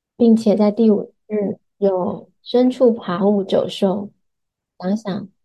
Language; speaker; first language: Chinese; non-native, learner; English